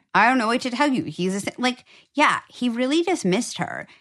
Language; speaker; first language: English; native; English